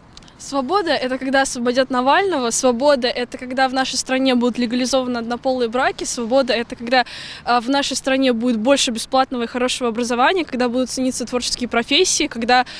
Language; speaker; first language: Russian; native; Russian